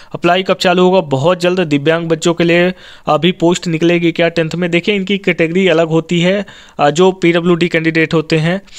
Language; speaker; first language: Hindi; native; Hindi